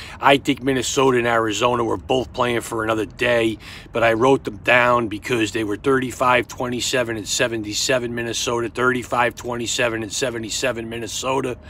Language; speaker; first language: English; native; English